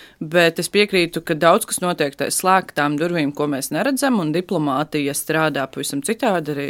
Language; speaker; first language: Latvian; native; Latvian